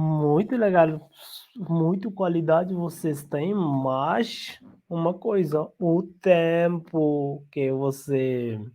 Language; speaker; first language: Portuguese; non-native, learner; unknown